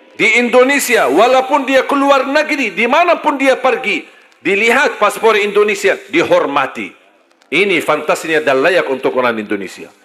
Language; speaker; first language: Malay; non-native, fluent; Arabic